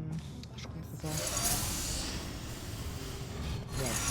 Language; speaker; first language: French; native; French